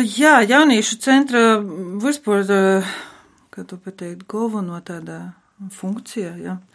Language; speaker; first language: Latvian; native; Latvian